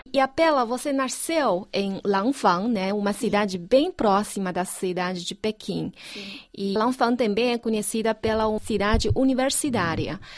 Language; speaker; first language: Portuguese; non-native, fluent; Chinese